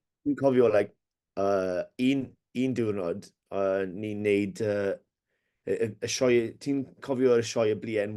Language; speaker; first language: Welsh; non-native, learner; English